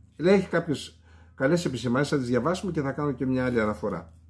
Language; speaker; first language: Greek; native; Greek